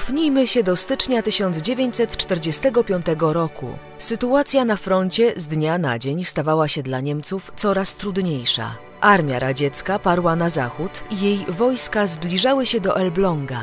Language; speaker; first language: Polish; native; Polish